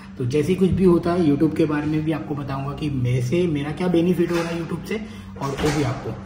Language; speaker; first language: Hindi; native; Hindi